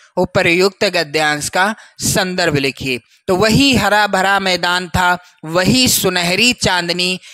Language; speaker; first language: Hindi; native; Hindi